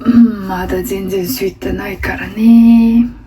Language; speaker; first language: Japanese; non-native, fluent; Mongolian